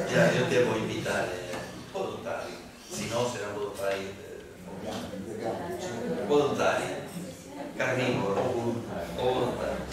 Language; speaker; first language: Italian; non-native, learner; Spanish